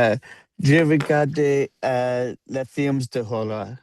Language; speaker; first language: French; non-native, learner; English